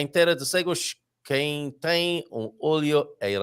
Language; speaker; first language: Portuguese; non-native, learner; English